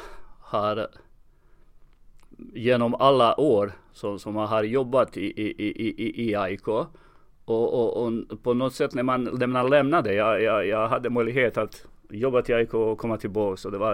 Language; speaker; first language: Swedish; non-native, fluent; Serbian